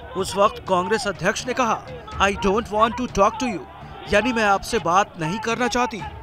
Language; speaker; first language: Hindi; native; Hindi